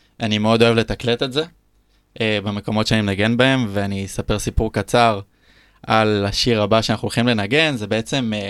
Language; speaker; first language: Hebrew; native; Hebrew